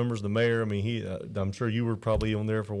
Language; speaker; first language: English; native; English